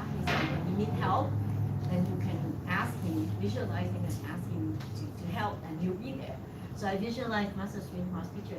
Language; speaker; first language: English; non-native, learner; Vietnamese